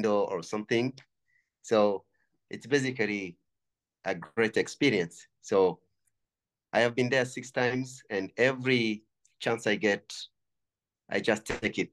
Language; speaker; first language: English; non-native, local second language; Kinyarwanda